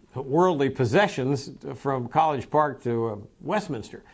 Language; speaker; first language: English; native; English